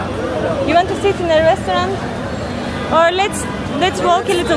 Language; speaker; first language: English; non-native, learner; Turkish